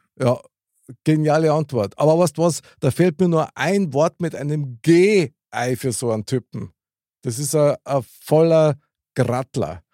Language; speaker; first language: German; native; German